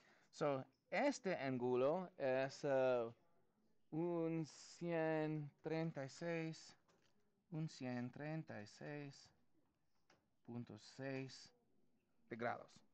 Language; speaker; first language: Spanish; non-native, learner; English